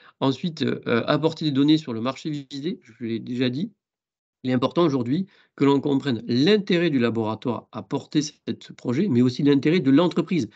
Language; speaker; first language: French; native; French